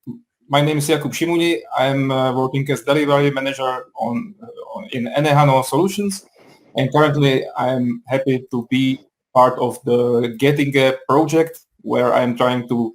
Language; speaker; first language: English; non-native, fluent; Czech